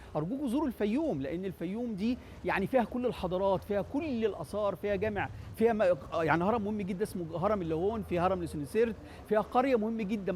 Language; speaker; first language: Egyptian Arabic; native; Egyptian Arabic